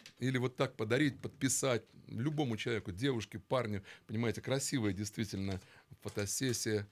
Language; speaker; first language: Russian; native; Russian